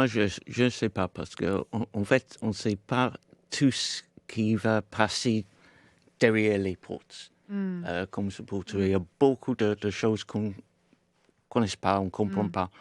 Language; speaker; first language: French; non-native, fluent; English